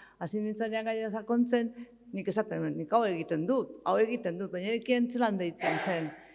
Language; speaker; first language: Basque; native; Basque